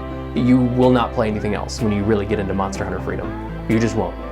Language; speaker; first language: English; native; English